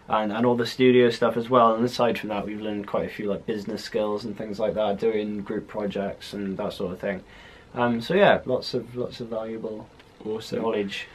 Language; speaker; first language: English; native; English